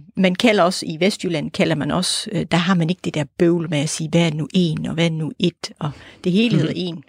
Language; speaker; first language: Danish; native; Danish